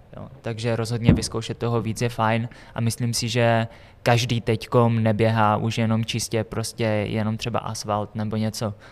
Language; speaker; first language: Czech; native; Czech